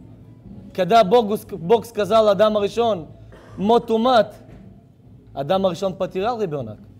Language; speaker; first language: Russian; non-native, learner; Hebrew